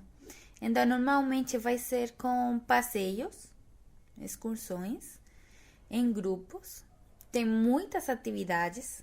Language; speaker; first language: Portuguese; non-native, fluent; Spanish